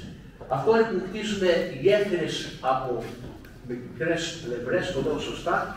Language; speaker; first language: Greek; early bilingual, heritage; Greek